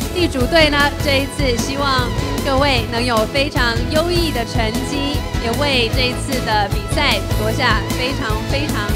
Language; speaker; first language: Chinese; native; Chinese